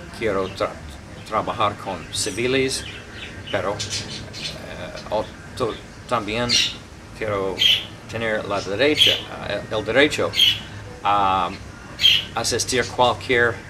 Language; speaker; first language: Spanish; non-native, learner; English